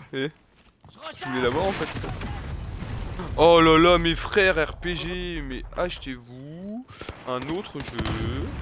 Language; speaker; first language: French; native; French